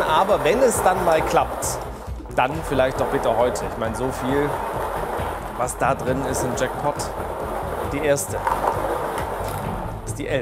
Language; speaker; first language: German; native; German